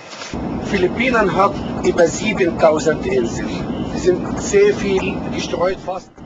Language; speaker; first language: German; non-native, fluent; Arabic